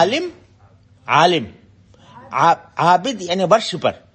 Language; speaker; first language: Arabic; non-native, fluent; Urdu